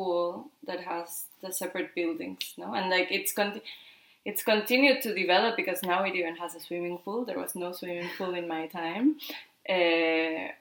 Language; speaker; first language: English; non-native, fluent; Spanish